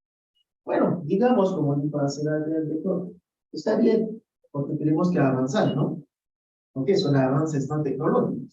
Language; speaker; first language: Spanish; non-native, fluent; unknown